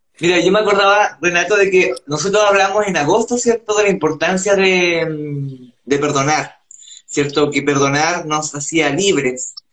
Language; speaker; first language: Spanish; native; Spanish